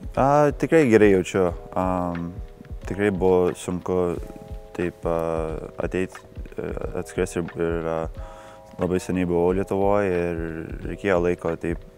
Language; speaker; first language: Lithuanian; early bilingual, heritage; Lithuanian